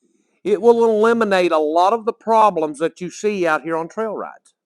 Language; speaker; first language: English; native; English